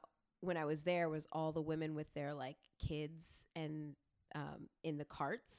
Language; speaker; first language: English; native; English